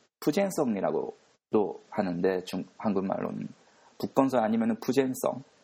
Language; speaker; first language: Korean; non-native, fluent; Japanese